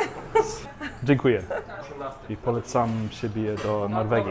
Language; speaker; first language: Polish; non-native, learner; Norwegian